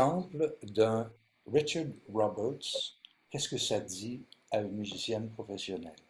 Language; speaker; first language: French; native; French